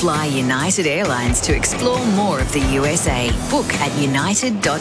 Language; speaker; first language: English; native; English